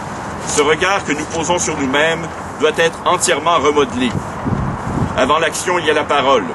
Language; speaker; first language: French; native; French